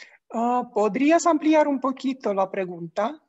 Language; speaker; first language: Spanish; non-native, fluent; Russian